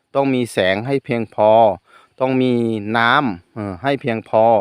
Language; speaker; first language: Thai; non-native, local second language; Northeastern Thai